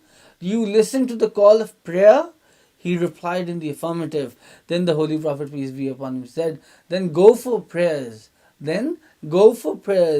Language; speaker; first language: English; non-native, local second language; Urdu